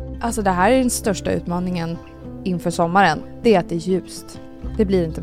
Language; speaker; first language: Swedish; native; Swedish